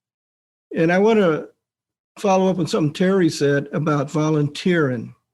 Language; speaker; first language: English; native; English